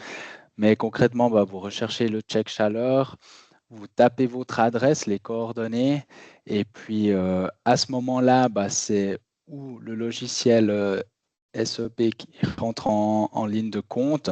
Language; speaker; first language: French; native; French